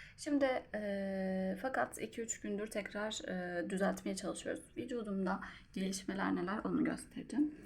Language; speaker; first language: Turkish; native; Turkish